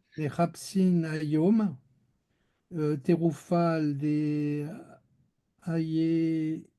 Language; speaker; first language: Hebrew; non-native, learner; French